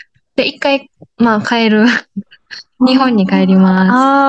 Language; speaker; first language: Japanese; native; Japanese